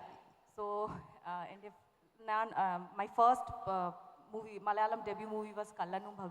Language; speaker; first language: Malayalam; non-native, learner; Bangla